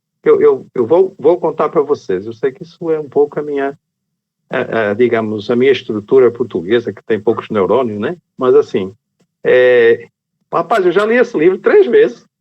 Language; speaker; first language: Portuguese; native; Portuguese